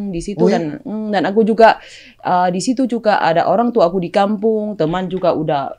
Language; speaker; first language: Indonesian; non-native, fluent; Thai